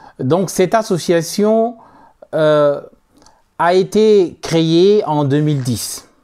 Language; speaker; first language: French; non-native, local second language; Soninke